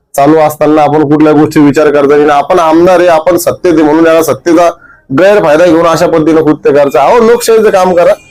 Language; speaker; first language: Marathi; native; Marathi